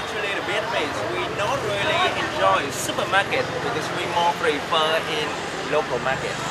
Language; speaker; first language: English; non-native, learner; Vietnamese